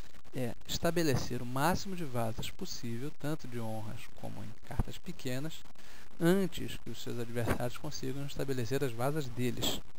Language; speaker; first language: Portuguese; native; Portuguese